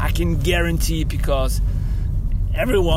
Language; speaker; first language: English; non-native, fluent; Portuguese